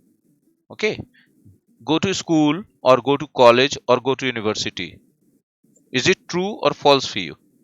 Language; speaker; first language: English; non-native, fluent; Hindi